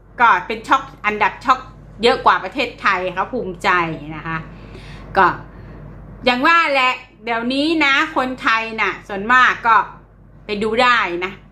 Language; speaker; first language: Thai; native; Thai